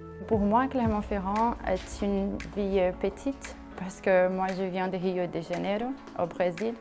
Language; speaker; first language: French; non-native, fluent; Portuguese